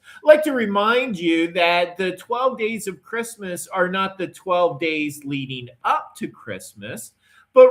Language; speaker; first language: English; native; English